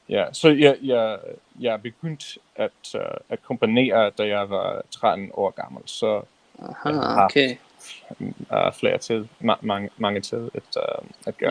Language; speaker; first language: Danish; non-native, learner; English